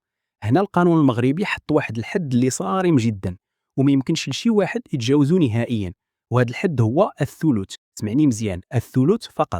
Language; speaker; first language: Arabic; native; Arabic